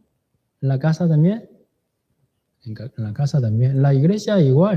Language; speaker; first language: Spanish; non-native, learner; Chinese